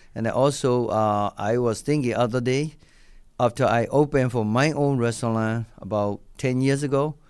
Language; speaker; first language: English; non-native, learner; Burmese